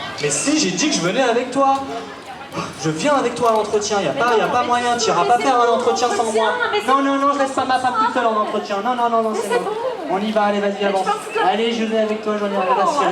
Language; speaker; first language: French; native; French